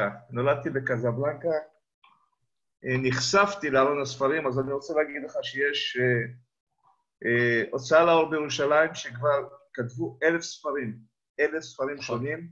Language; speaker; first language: Hebrew; non-native, fluent; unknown